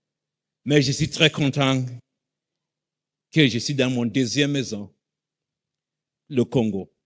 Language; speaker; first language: French; non-native, learner; English